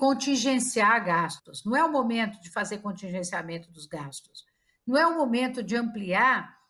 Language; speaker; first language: Portuguese; native; Portuguese